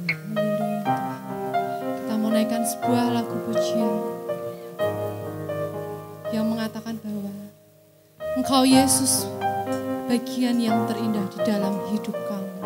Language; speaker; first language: Indonesian; native; Indonesian